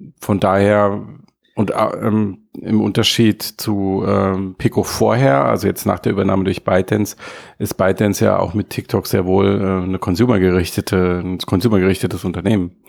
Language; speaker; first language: German; native; German